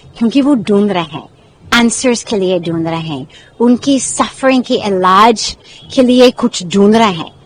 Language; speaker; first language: Hindi; non-native, fluent; English